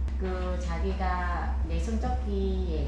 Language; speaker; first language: Korean; non-native, fluent; Vietnamese